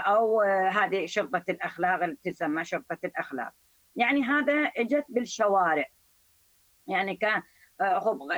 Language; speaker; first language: Arabic; non-native, fluent; Persian